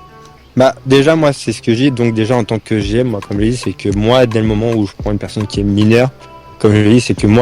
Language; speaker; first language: French; native; French